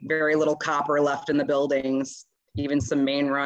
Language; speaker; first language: English; native; English